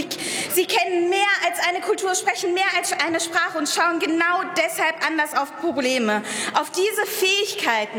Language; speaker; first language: German; early bilingual, other home language; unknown